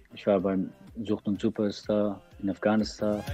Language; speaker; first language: German; non-native, learner; Persian